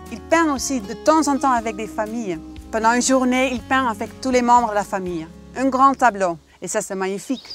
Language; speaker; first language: French; non-native, fluent; Dutch